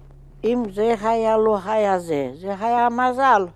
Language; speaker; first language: Hebrew; non-native, fluent; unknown